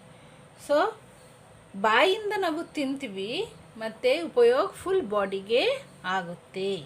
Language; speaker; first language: Kannada; non-native, local second language; Hindi